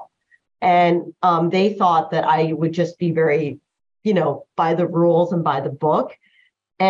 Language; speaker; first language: English; early bilingual, other home language; Chinese